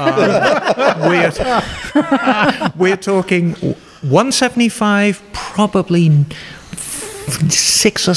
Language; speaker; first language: English; native; English